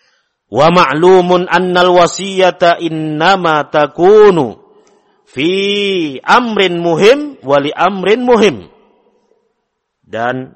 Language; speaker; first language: Arabic; non-native, fluent; Indonesian